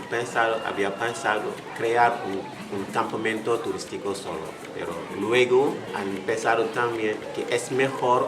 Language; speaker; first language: Spanish; non-native, fluent; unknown